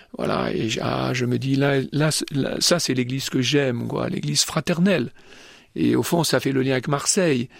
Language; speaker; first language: French; native; French